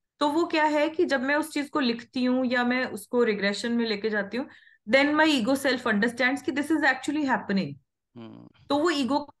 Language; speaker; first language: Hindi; non-native, local second language; Punjabi